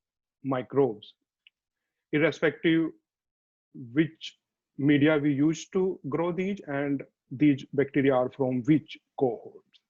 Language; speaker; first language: English; non-native, fluent; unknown